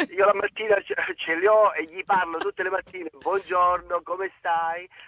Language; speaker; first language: Italian; native; Italian